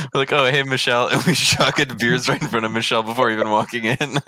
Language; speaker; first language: English; non-native, fluent; Polish